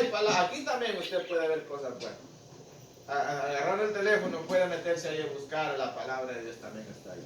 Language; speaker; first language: Spanish; native; Spanish